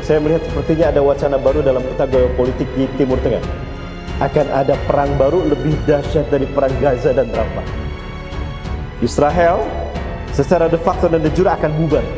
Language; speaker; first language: Indonesian; native; Indonesian